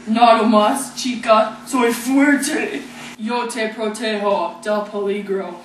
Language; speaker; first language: Spanish; non-native, learner; English